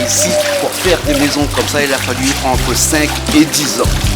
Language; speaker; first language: French; native; French